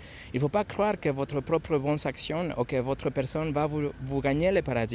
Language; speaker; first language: French; non-native, fluent; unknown